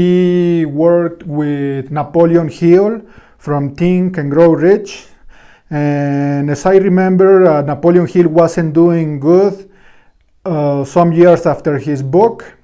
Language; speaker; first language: English; non-native, fluent; Spanish